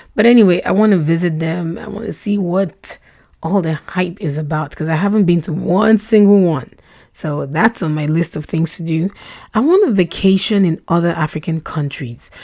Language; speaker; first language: English; non-native, local second language; Russian